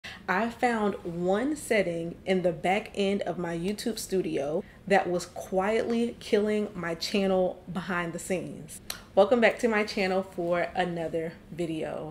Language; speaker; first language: English; native; English